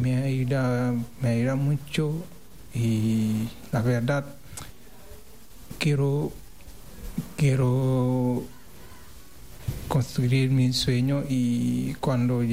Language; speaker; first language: Spanish; non-native, learner; Wolof